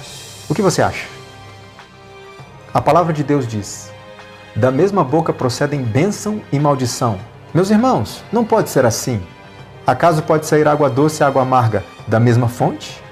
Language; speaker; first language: Portuguese; native; Portuguese